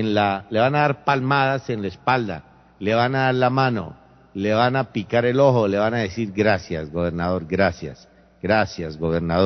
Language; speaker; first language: Spanish; native; Spanish